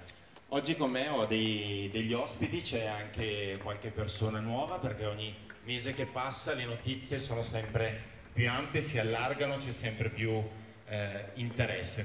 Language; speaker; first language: Italian; native; Italian